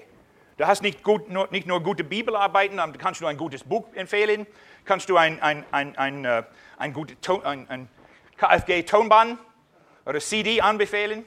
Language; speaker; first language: German; non-native, fluent; English